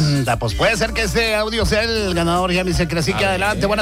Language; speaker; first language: Spanish; native; Spanish